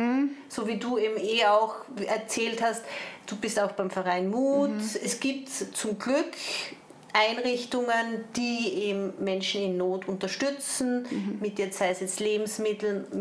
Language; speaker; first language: German; native; German